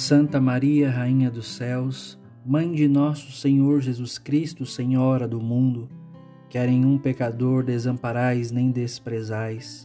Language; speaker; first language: Portuguese; native; Portuguese